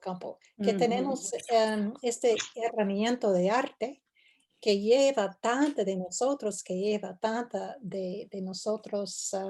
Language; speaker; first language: Spanish; non-native, fluent; English